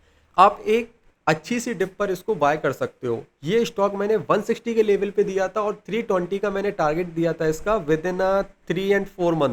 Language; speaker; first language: Hindi; native; Hindi